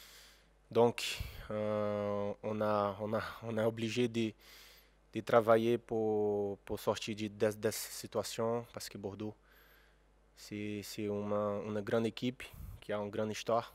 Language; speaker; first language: French; non-native, fluent; Portuguese